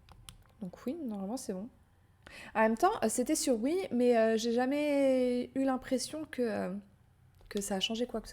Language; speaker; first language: French; native; French